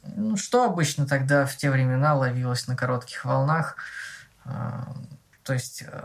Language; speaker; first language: Russian; native; Russian